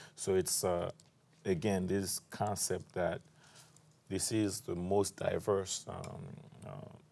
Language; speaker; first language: English; non-native, fluent; French